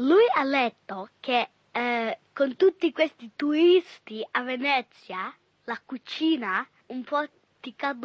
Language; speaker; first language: Italian; non-native, fluent; Russian